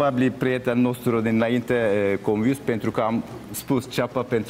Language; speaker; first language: Romanian; non-native, learner; Turkish